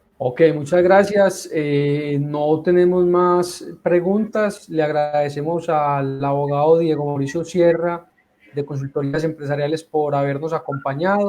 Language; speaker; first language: Spanish; native; Spanish